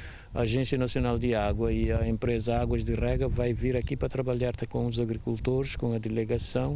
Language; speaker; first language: Portuguese; non-native, local second language; Kabuverdianu